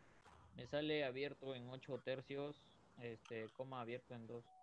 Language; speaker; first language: Spanish; native; Spanish